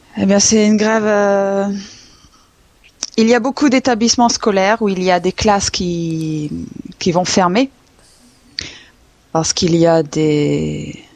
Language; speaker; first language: French; native; French